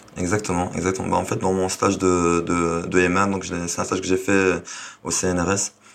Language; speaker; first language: French; non-native, local second language; Arabic